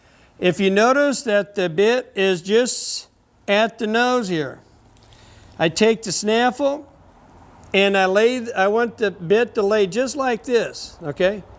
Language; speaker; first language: English; native; English